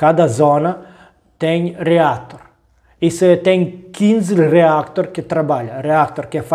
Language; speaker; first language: Portuguese; non-native, learner; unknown